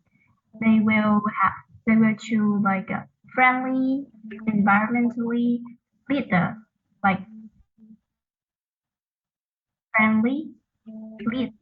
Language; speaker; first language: English; non-native, learner; Vietnamese